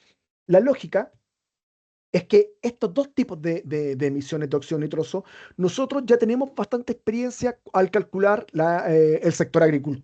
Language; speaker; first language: Spanish; native; Spanish